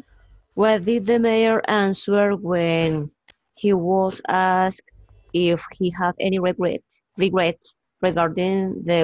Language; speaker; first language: English; non-native, learner; Spanish